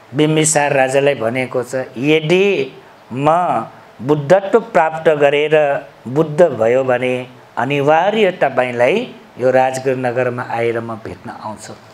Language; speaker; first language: Nepali; non-native, local second language; Newari